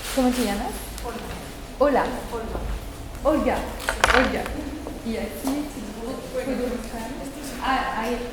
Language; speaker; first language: Spanish; non-native, fluent; French